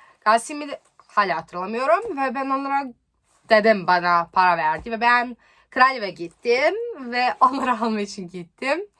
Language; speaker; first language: Turkish; non-native, learner; Serbian